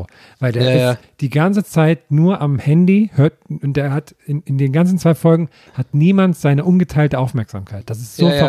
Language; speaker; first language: German; native; German